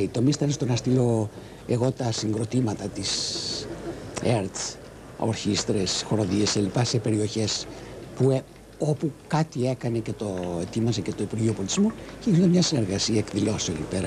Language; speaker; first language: Greek; native; Greek